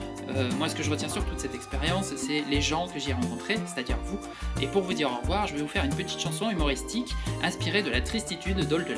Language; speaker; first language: French; native; French